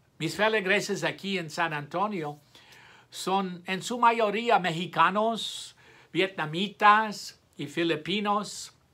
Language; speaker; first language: Spanish; non-native, fluent; English